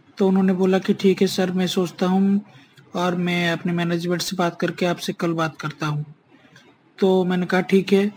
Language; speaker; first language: Hindi; native; Hindi